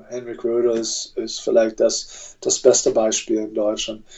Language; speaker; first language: German; non-native, fluent; English